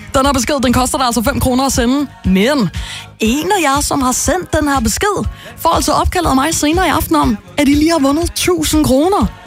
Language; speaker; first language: Danish; native; Danish